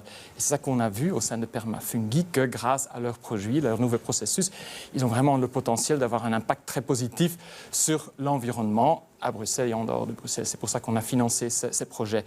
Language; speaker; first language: French; native; French